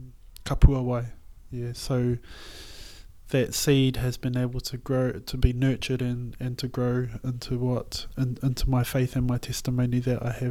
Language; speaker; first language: English; native; English